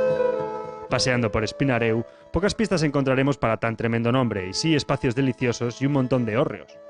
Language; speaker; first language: Spanish; native; Spanish